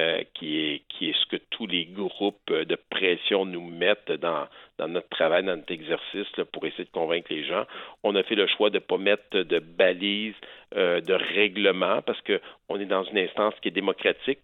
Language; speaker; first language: French; native; French